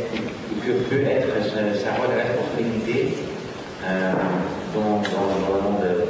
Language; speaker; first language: French; non-native, learner; Dutch